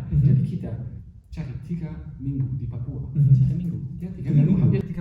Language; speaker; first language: Indonesian; non-native, fluent; German